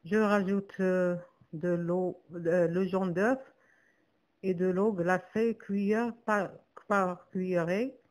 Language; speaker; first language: French; non-native, local second language; Arabic